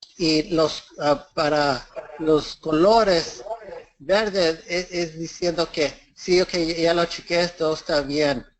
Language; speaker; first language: Spanish; early bilingual, heritage; English